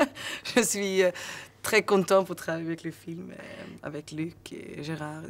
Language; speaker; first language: French; non-native, learner; Swedish